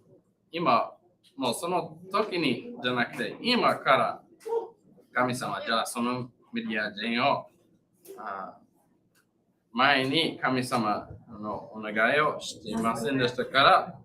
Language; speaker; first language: Japanese; non-native, learner; English